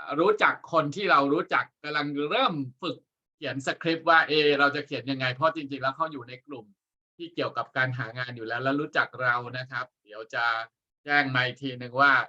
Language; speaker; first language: Thai; native; Thai